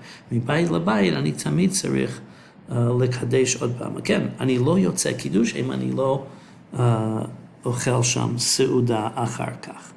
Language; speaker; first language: Hebrew; non-native, fluent; English